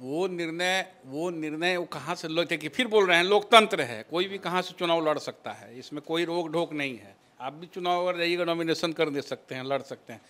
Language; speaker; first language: Hindi; native; Hindi